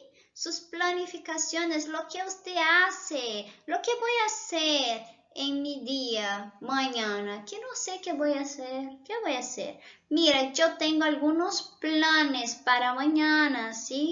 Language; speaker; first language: Spanish; non-native, fluent; Portuguese